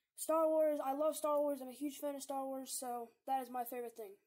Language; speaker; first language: English; native; English